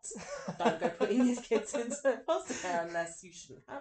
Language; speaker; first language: English; native; English